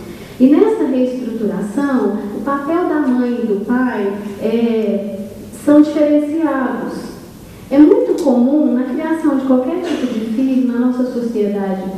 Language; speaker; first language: Portuguese; native; Portuguese